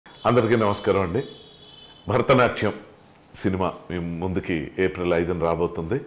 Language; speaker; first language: Telugu; native; Telugu